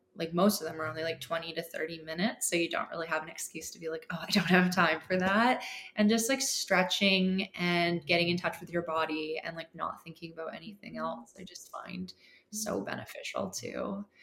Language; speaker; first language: English; native; English